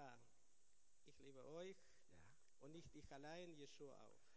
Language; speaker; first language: German; non-native, learner; Russian